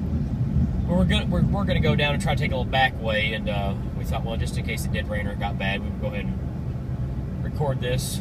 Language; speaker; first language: English; native; English